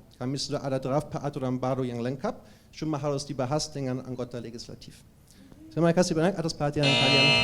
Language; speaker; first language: Indonesian; non-native, fluent; German